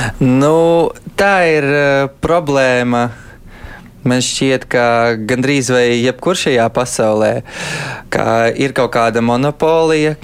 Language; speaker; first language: Latvian; early bilingual, heritage; Latvian